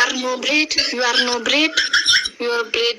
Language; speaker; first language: English; non-native, learner; Nepali